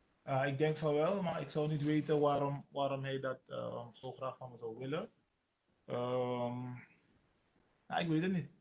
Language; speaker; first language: Dutch; non-native, local second language; Sranan Tongo